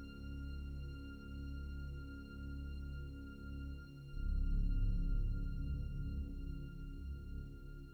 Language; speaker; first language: English; native; English